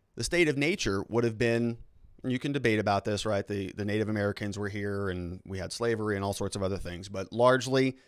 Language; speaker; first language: English; native; English